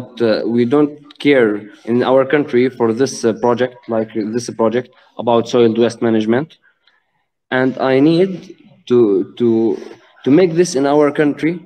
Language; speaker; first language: English; non-native, learner; Arabic